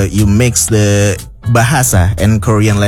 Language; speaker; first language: English; non-native, learner; Indonesian